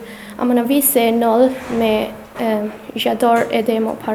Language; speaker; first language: French; non-native, learner; English